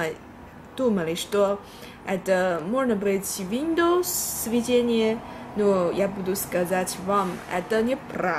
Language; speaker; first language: Russian; non-native, learner; Chinese